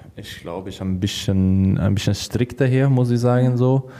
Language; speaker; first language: German; non-native, learner; Swedish